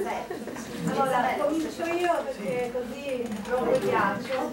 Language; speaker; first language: Italian; non-native, fluent; Portuguese